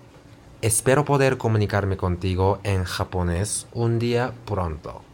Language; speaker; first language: Spanish; non-native, fluent; Japanese